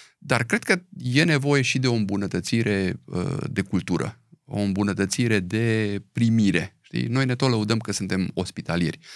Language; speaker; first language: Romanian; native; Romanian